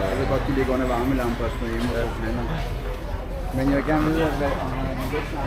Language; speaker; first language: Danish; native; Danish